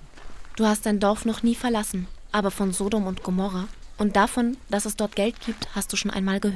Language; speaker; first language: German; native; German